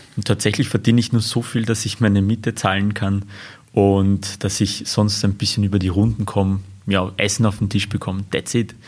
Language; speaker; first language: German; early bilingual, other home language; Armenian